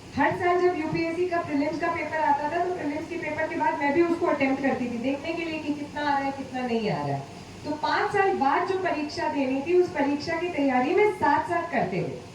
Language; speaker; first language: Hindi; non-native, local second language; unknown